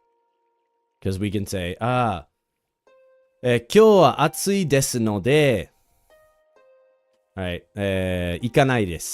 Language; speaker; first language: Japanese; non-native, fluent; English